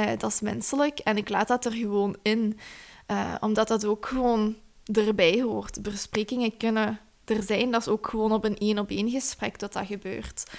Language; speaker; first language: Dutch; native; Dutch